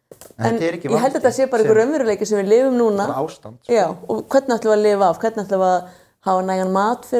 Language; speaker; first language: Icelandic; native; Icelandic